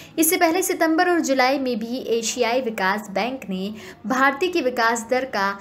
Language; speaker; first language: Hindi; native; Hindi